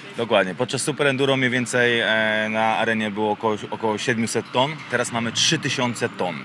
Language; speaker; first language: Polish; native; Polish